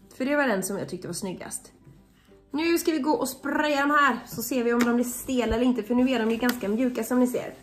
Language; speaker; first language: Swedish; native; Swedish